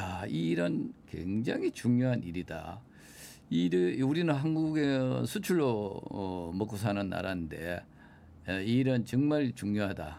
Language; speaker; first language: Korean; native; Korean